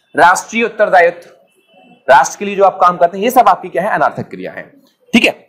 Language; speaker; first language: Hindi; native; Hindi